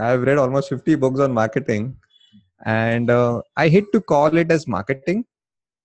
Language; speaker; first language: English; non-native, local second language; Marathi